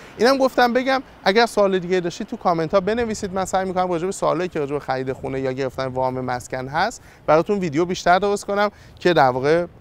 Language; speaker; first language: Persian; native; Persian